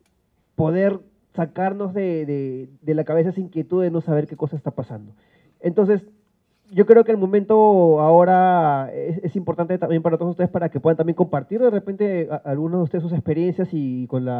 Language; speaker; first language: Spanish; native; Spanish